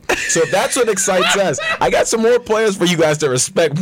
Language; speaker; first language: English; native; English